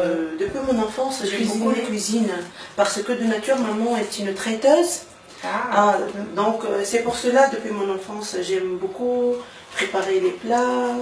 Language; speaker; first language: French; non-native, local second language; Arabic